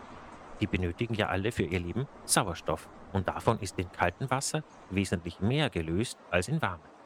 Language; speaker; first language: German; native; German